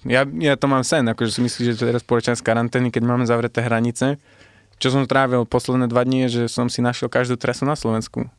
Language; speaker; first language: Slovak; early bilingual, heritage; Slovak